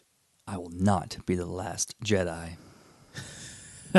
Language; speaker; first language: English; native; English